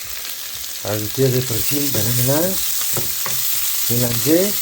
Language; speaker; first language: French; non-native, learner; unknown